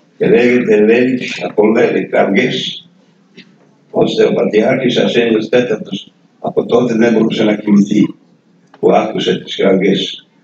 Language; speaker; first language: Greek; non-native, fluent; Serbian